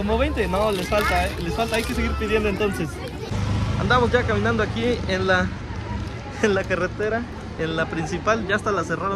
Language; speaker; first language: Spanish; native; Spanish